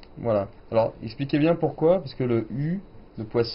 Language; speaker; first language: French; native; French